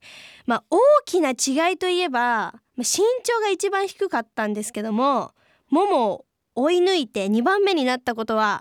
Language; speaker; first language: Japanese; native; Japanese